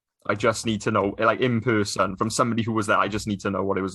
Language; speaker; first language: English; native; English